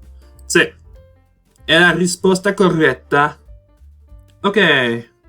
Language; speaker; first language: Italian; non-native, learner; Portuguese